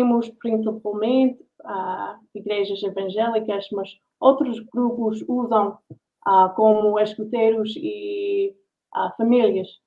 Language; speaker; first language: Portuguese; non-native, learner; English